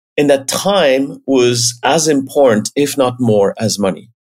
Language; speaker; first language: English; non-native, fluent; French